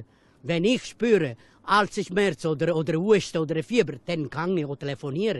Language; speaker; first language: German; non-native, fluent; Italian